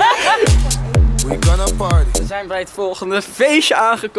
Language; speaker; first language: Dutch; native; Dutch